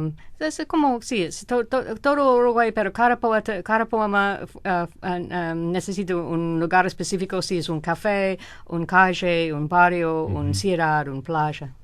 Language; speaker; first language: Spanish; non-native, fluent; English